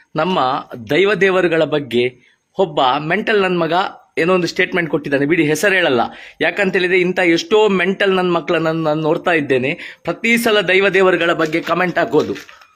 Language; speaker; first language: Kannada; non-native, local second language; Tulu